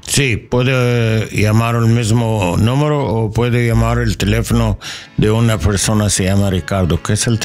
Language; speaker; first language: Spanish; non-native, learner; English